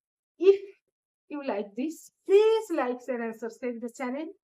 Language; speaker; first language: English; non-native, learner; Bangla